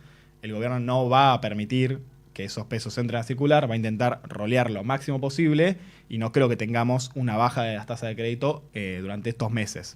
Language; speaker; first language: Spanish; native; Spanish